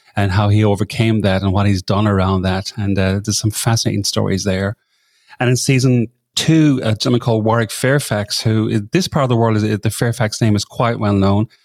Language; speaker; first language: English; native; English